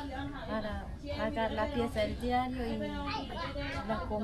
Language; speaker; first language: Spanish; non-native, local second language; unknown